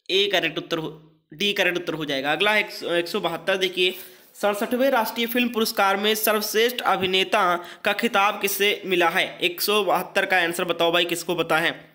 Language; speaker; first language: Hindi; native; Hindi